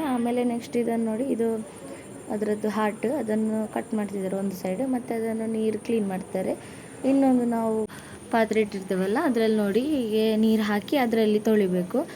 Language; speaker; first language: Kannada; non-native, local second language; Tulu